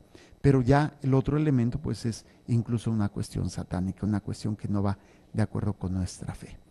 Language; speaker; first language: Spanish; native; Spanish